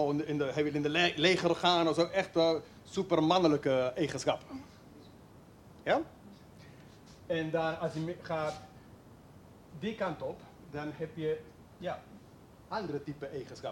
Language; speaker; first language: Dutch; non-native, fluent; English